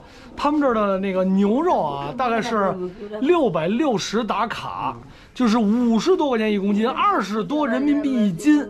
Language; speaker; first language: Chinese; native; Chinese